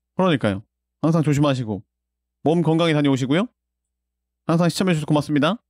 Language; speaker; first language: Korean; native; Korean